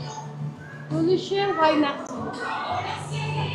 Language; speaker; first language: German; non-native, learner; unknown